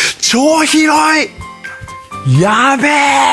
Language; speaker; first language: Japanese; native; Japanese